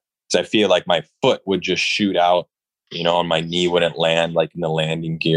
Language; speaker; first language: English; native; English